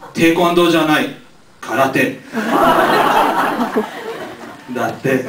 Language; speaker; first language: Japanese; non-native, learner; English